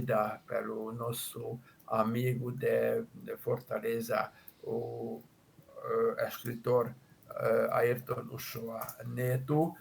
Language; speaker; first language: Portuguese; non-native, fluent; Hungarian